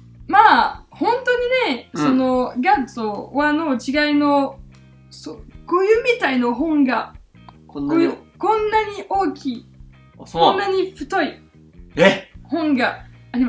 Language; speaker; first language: Japanese; non-native, fluent; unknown